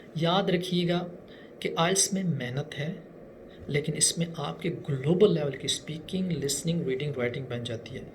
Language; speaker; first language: Urdu; non-native, local second language; Punjabi